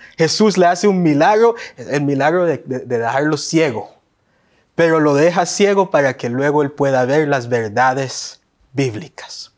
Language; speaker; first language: Spanish; early bilingual, heritage; Spanish